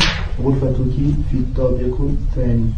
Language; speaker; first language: Arabic; non-native, learner; French